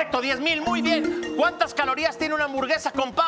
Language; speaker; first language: Spanish; native; Spanish